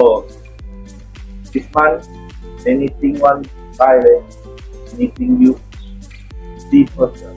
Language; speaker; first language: English; non-native, learner; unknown